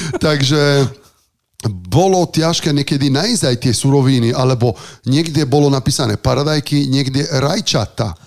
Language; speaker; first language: Slovak; non-native, fluent; Italian